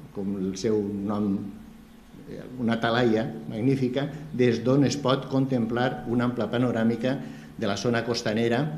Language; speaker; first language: Catalan; native; Catalan